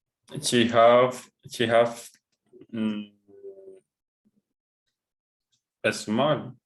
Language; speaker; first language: English; non-native, learner; Spanish